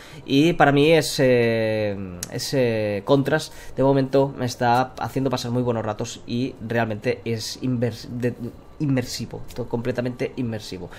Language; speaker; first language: Spanish; native; Spanish